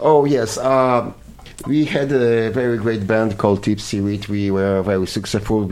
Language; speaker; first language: English; non-native, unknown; Polish